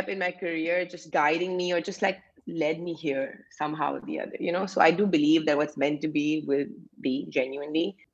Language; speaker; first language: English; non-native, local second language; Urdu